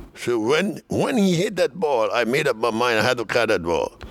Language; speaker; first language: English; non-native, fluent; Spanish